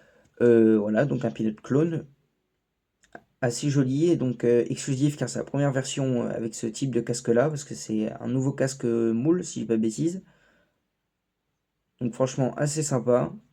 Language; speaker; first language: French; native; French